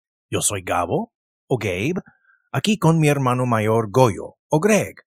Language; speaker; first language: Spanish; non-native, fluent; English